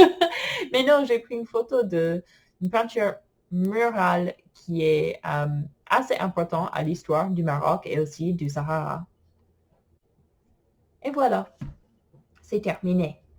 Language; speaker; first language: French; non-native, fluent; English